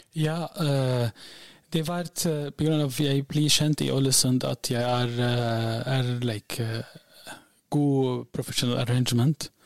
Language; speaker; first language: Norwegian; non-native, learner; Arabic